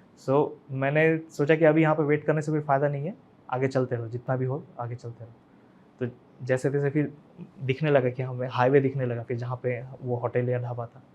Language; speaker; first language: Hindi; non-native, local second language; Marathi